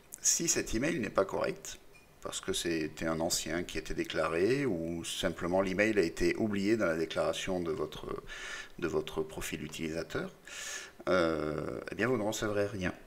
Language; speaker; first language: French; native; French